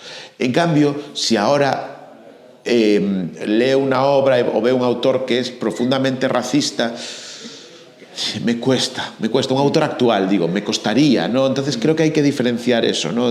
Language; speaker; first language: Spanish; native; Spanish